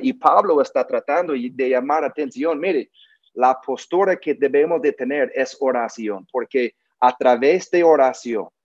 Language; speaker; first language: Spanish; non-native, learner; English